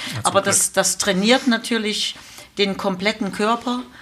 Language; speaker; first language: German; native; German